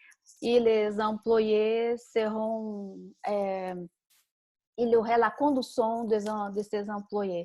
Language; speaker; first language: French; non-native, learner; Portuguese